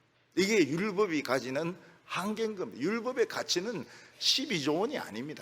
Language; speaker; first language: Korean; native; Korean